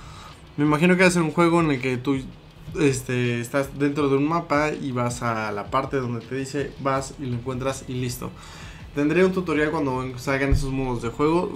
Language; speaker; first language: Spanish; native; Spanish